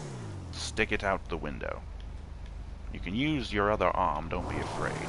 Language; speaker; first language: English; native; English